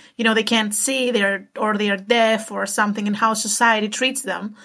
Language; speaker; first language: English; non-native, fluent; Greek